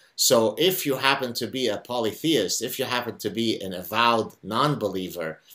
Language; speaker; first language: English; non-native, fluent; Arabic